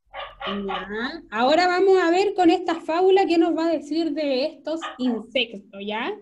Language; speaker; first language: Spanish; native; Spanish